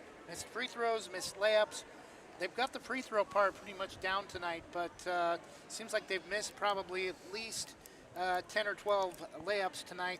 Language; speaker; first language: English; native; English